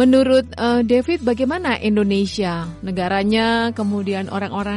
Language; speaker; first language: Indonesian; native; Indonesian